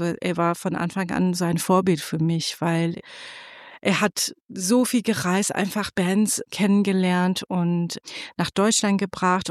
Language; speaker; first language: German; non-native, fluent; Persian